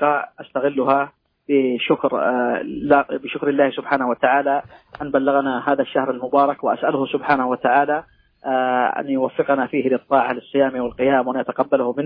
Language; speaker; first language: Arabic; native; Arabic